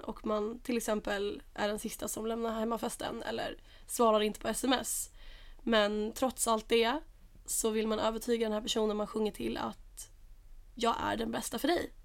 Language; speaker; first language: Swedish; native; Swedish